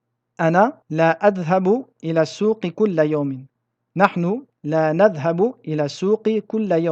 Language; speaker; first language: Arabic; non-native, fluent; French